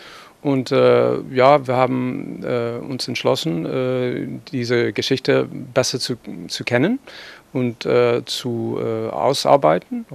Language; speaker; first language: German; non-native, fluent; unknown